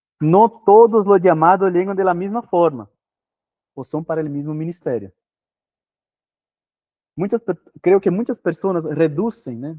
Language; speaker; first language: Spanish; non-native, fluent; Portuguese